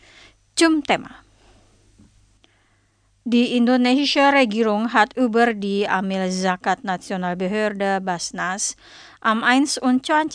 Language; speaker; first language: German; non-native, fluent; Indonesian